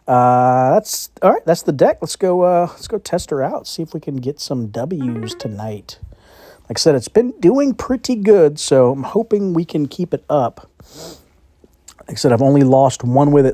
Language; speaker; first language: English; native; English